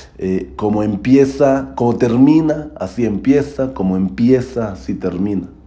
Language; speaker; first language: Spanish; non-native, learner; Hebrew